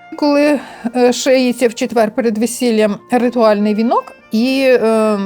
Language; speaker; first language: Ukrainian; native; Ukrainian